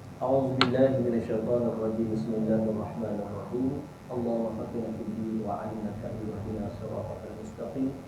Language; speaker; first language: Malay; native; Malay